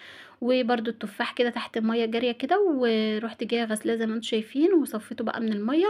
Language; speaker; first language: Arabic; native; Arabic